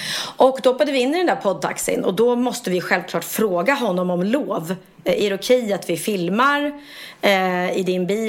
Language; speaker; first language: Swedish; native; Swedish